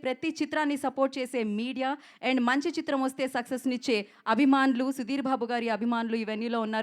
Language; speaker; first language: Telugu; native; Telugu